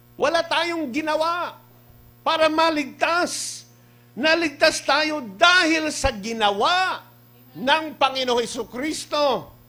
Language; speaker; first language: Filipino; non-native, local second language; Cebuano